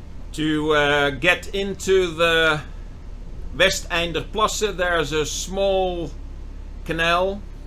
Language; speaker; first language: English; non-native, fluent; Dutch